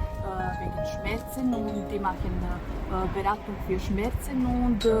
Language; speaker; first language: German; non-native, learner; Serbian